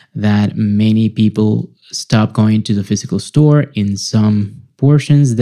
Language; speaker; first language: English; non-native, fluent; Spanish